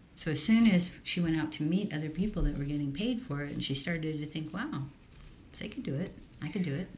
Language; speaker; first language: English; early bilingual, other home language; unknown